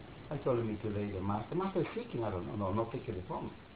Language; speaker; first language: English; non-native, learner; Spanish